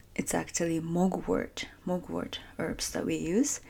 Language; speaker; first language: English; non-native, fluent; Japanese